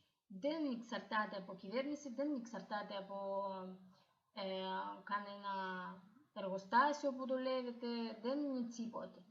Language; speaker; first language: Greek; non-native, fluent; Ukrainian